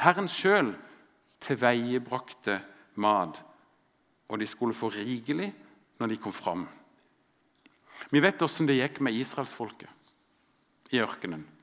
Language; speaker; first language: Norwegian; native; Norwegian